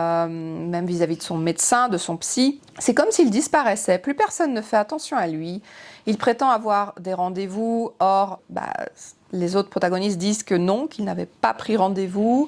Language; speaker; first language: French; native; French